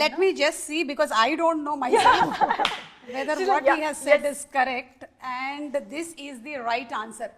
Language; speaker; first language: English; non-native, local second language; Telugu